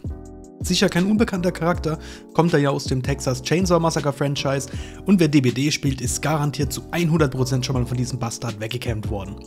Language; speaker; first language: German; native; German